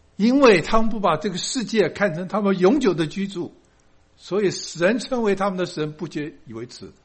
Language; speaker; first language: Chinese; native; Chinese